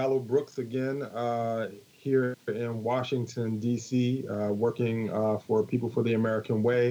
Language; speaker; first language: English; native; English